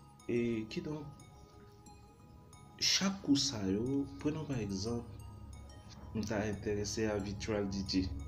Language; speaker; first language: French; non-native, learner; Haitian Creole